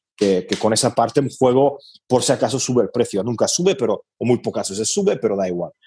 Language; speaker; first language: Spanish; non-native, fluent; Hungarian